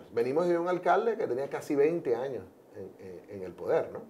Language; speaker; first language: Spanish; native; Spanish